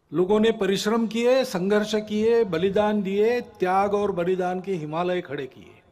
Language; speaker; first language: Hindi; non-native, local second language; Marathi